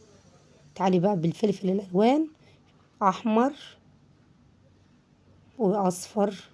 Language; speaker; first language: Arabic; native; Arabic